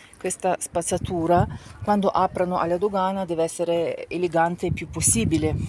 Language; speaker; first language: Italian; non-native, learner; Ukrainian